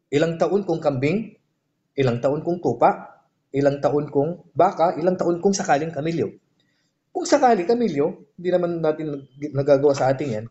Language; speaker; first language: Filipino; native; Filipino